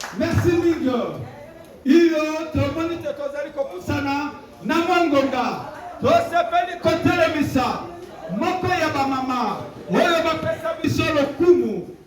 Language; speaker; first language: Lingala; native; Lingala